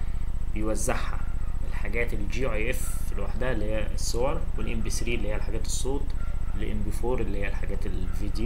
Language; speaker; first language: Arabic; native; Arabic